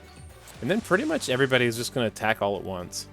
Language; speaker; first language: English; native; English